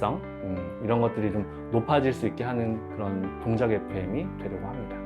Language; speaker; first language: Korean; native; Korean